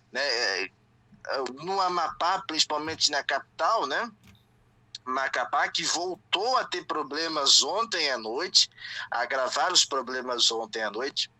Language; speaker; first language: Portuguese; native; Portuguese